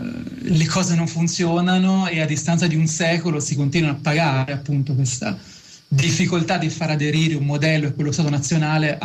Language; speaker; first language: Italian; native; Italian